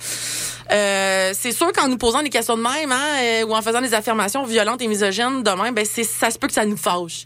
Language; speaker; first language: French; native; French